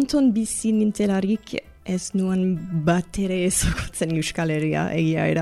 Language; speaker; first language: Basque; non-native, fluent; English